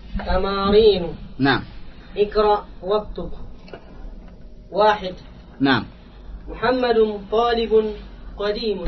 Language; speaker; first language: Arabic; non-native, learner; Indonesian